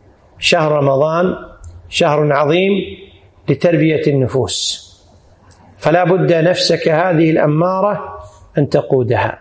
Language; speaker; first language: Arabic; native; Arabic